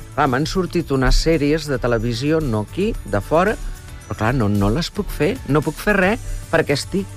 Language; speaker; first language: Catalan; early bilingual, heritage; Catalan